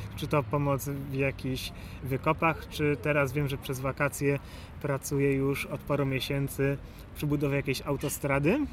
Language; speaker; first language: Polish; native; Polish